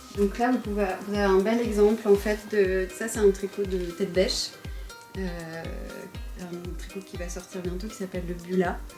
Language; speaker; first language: French; native; French